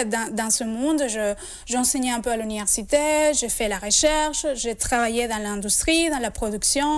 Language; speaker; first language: French; non-native, fluent; Spanish